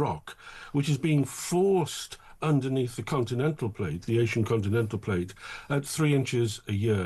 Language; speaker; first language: English; native; English